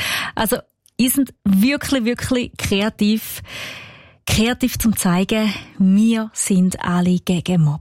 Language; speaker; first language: German; native; German